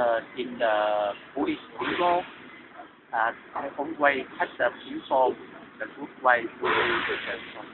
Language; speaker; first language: English; non-native, learner; Vietnamese